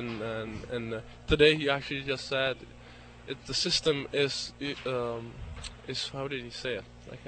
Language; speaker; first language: English; non-native, fluent; Czech